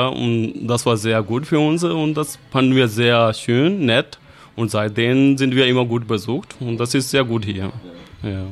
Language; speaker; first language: German; non-native, fluent; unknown